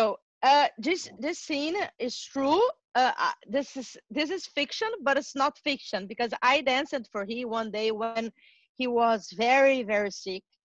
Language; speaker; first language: English; non-native, learner; Portuguese